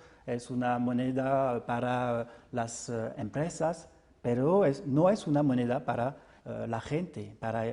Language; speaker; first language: Spanish; non-native, fluent; French